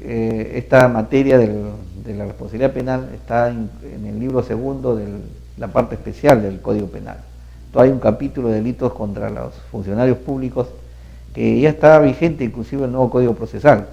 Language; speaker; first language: Spanish; native; Spanish